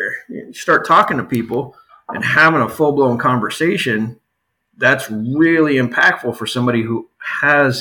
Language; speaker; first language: English; native; English